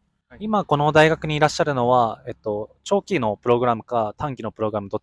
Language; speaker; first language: Japanese; native; Japanese